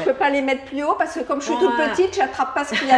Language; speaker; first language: French; native; French